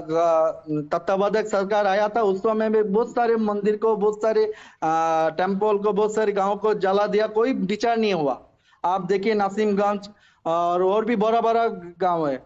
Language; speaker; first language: Hindi; non-native, learner; Bangla